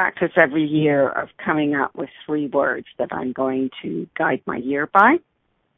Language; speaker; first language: English; native; English